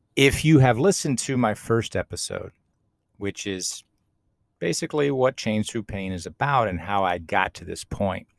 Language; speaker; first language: English; native; English